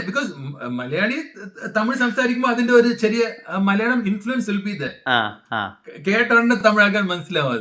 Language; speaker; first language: Malayalam; early bilingual, heritage; Malayalam